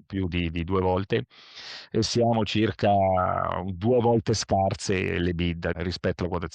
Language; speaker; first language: Italian; native; Italian